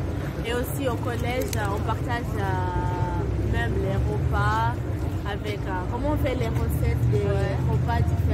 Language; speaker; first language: French; non-native, fluent; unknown